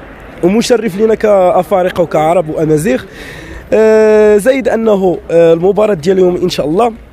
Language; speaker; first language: Arabic; native; Arabic